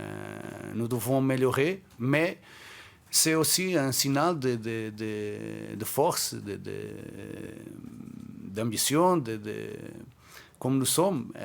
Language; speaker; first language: French; non-native, fluent; Portuguese